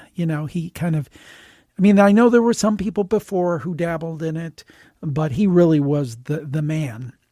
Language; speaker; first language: English; native; English